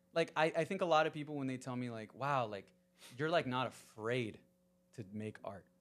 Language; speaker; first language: English; early bilingual, other home language; Spanish